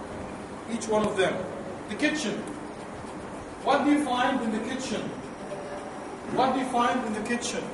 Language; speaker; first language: English; non-native, fluent; Arabic